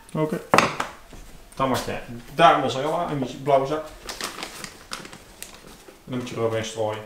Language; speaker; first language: Dutch; native; Dutch